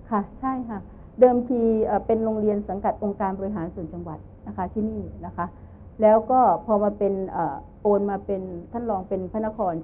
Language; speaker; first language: Thai; native; Thai